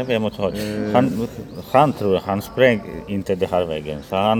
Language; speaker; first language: Swedish; non-native, learner; Polish